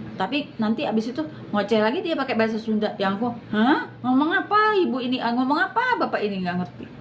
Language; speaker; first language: Indonesian; native; Indonesian